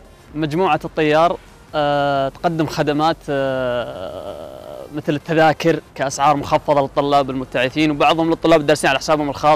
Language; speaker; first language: Arabic; native; Arabic